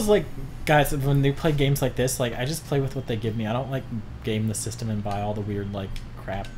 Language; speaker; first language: English; native; English